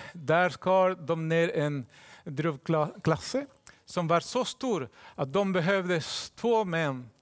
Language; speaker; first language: Swedish; non-native, fluent; Spanish